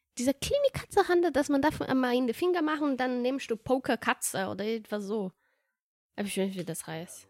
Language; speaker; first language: German; non-native, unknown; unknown